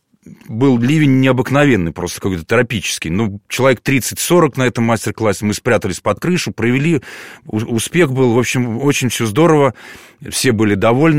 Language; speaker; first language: Russian; native; Russian